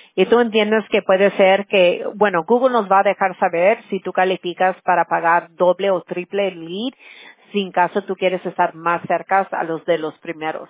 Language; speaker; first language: Spanish; early bilingual, other home language; English